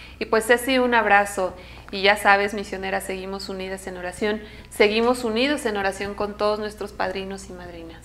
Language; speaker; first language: Spanish; native; Spanish